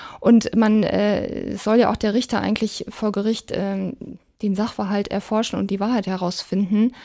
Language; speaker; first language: German; native; German